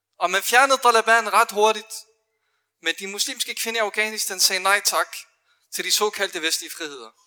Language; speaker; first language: Danish; early bilingual, other home language; Arabic